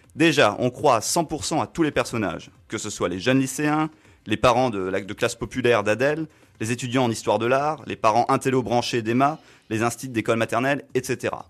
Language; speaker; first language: French; native; French